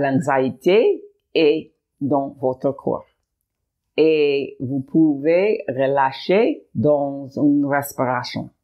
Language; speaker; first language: French; non-native, learner; English